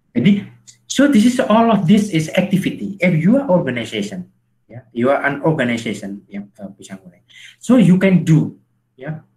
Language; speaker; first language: English; non-native, learner; Indonesian